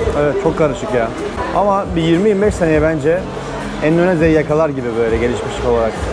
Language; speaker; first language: Turkish; native; Turkish